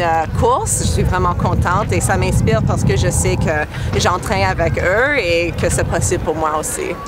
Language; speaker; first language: French; non-native, local second language; English